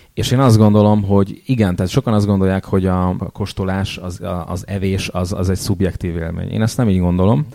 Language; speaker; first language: Hungarian; native; Hungarian